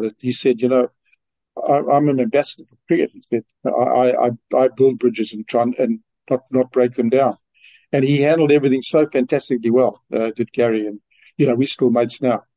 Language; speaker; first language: English; native; English